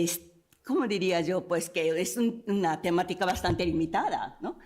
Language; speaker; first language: Spanish; non-native, fluent; Japanese